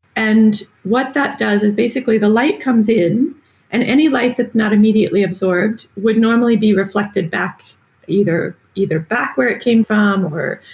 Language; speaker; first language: English; native; English